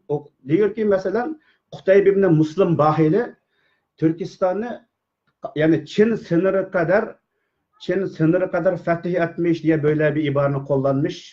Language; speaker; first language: Turkish; non-native, learner; Uyghur